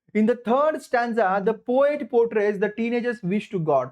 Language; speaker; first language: Hindi; non-native, local second language; Marathi